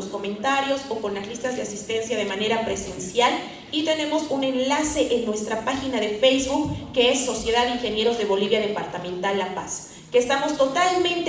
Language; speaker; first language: Spanish; native; Spanish